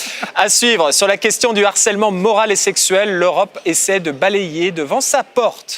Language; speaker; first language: French; native; French